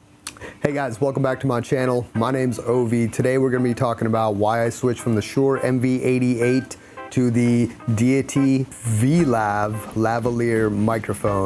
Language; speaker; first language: English; native; English